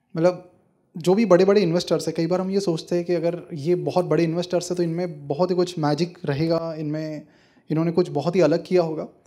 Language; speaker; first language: Hindi; non-native, local second language; Marathi